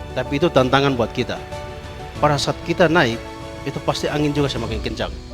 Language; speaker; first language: Indonesian; non-native, local second language; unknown